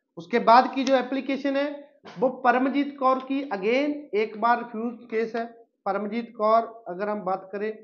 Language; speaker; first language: Hindi; non-native, local second language; Punjabi